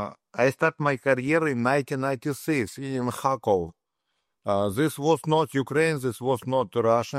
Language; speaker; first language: English; non-native, learner; Russian